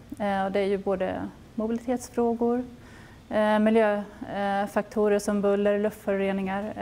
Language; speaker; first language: Swedish; native; Swedish